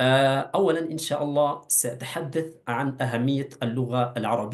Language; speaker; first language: Arabic; non-native, fluent; Urdu